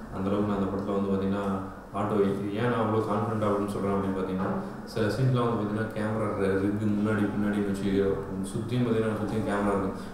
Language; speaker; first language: Tamil; native; Tamil